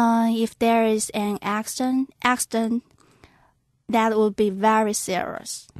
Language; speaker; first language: English; non-native, learner; Chinese